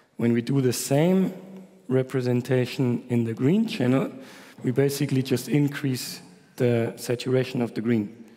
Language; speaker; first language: English; non-native, fluent; German